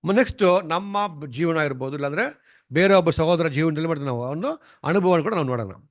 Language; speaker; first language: Kannada; non-native, local second language; Tamil